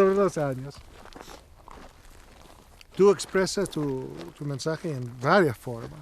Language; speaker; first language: Spanish; non-native, learner; English